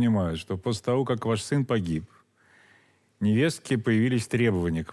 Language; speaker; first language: Russian; native; Russian